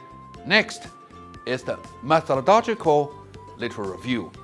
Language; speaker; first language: English; non-native, fluent; Chinese